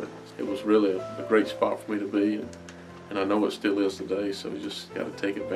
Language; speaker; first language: English; native; English